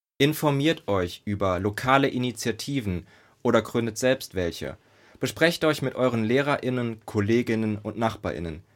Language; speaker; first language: German; native; German